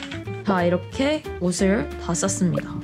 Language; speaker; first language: Korean; native; Korean